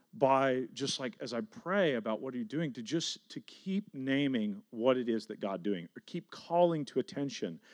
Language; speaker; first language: English; native; English